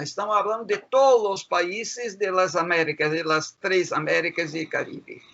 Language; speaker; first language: Spanish; non-native, fluent; Portuguese